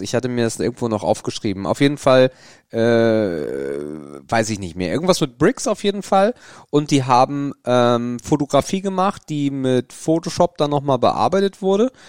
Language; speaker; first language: German; native; German